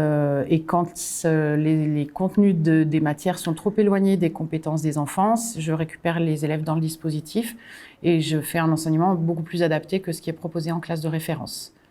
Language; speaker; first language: French; native; French